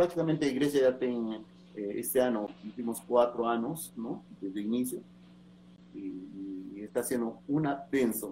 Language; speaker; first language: Portuguese; non-native, learner; Spanish